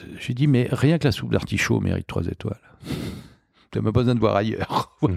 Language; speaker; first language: French; native; French